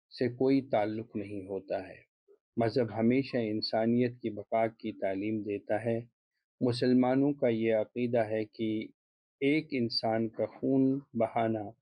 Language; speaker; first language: Urdu; non-native, local second language; Kashmiri